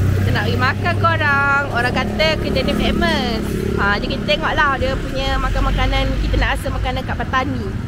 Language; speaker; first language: Malay; native; Malay